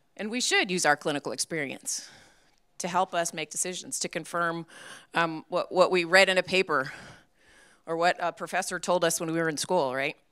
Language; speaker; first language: English; native; English